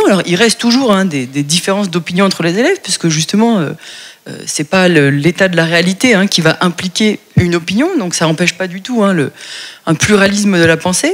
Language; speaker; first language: French; native; French